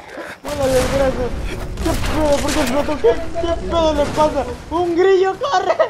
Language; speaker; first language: Spanish; native; Spanish